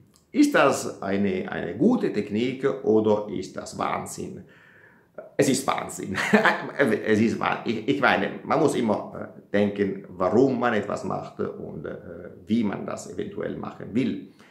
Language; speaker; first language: German; non-native, fluent; Italian